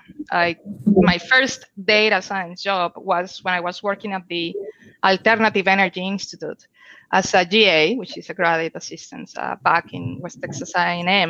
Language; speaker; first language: English; non-native, fluent; Spanish